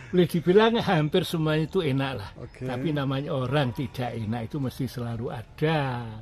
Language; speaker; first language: Indonesian; non-native, local second language; Javanese